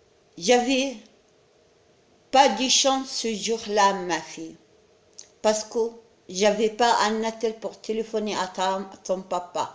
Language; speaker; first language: French; non-native, learner; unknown